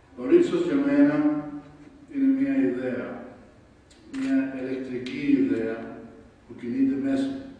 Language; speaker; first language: Greek; early bilingual, heritage; Greek